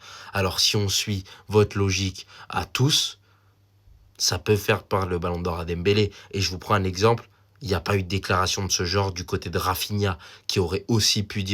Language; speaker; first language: French; native; French